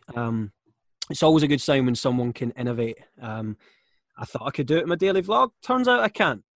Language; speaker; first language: English; native; English